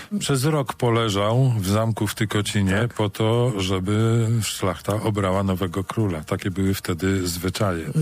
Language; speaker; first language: Polish; native; Polish